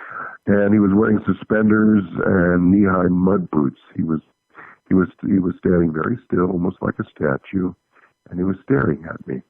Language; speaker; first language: English; native; English